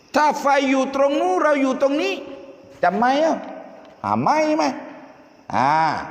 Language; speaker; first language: Thai; non-native, local second language; Malay